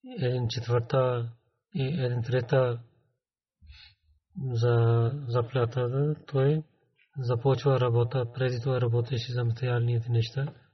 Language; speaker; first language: Bulgarian; non-native, learner; Urdu